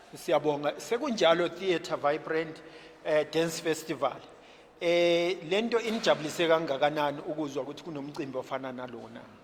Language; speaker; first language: Zulu; native; Zulu